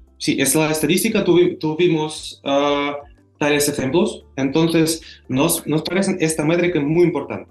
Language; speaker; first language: Spanish; non-native, fluent; Russian